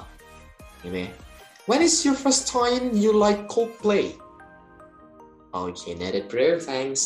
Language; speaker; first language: English; non-native, learner; Indonesian